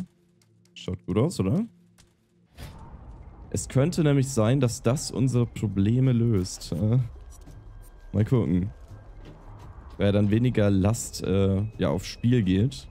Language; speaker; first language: German; native; German